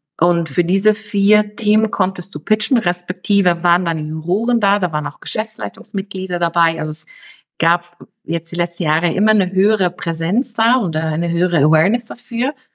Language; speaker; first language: German; early bilingual, other home language; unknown